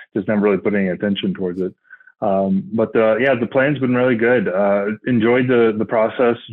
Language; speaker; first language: English; native; English